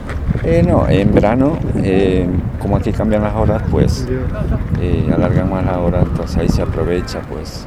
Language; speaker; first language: Spanish; native; Spanish